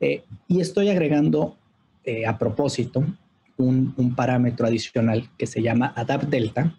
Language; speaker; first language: Spanish; native; Spanish